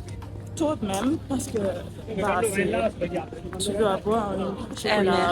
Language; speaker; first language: French; non-native, fluent; German